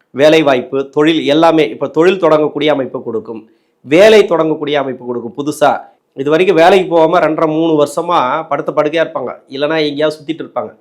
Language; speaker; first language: Tamil; native; Tamil